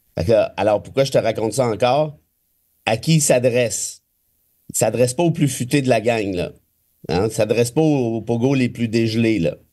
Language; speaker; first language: French; native; French